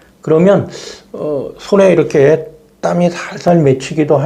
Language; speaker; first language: Korean; native; Korean